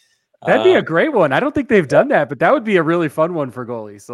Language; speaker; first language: English; native; English